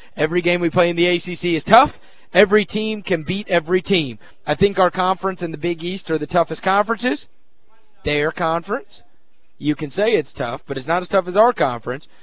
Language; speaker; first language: English; native; English